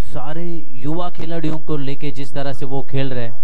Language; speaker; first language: Hindi; non-native, local second language; Marathi